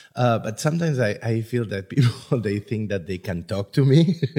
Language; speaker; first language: English; non-native, fluent; Spanish